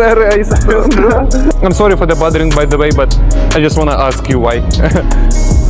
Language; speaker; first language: English; non-native, learner; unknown